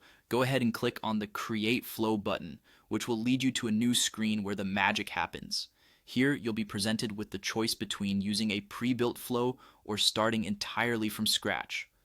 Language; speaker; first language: English; native; English